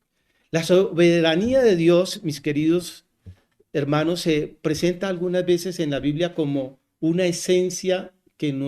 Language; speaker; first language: Spanish; native; Spanish